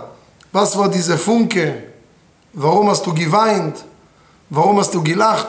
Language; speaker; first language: German; non-native, fluent; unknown